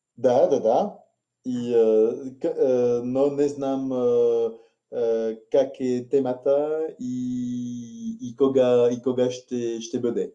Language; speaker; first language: Bulgarian; non-native, learner; French